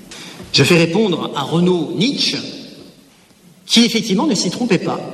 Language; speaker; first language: French; native; French